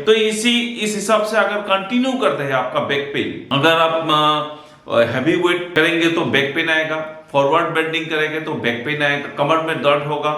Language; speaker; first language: Hindi; non-native, local second language; Assamese